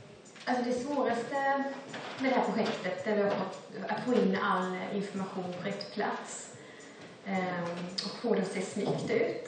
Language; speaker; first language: Swedish; native; Swedish